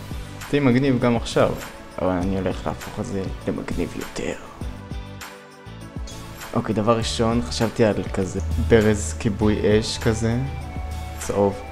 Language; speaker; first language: Hebrew; native; Hebrew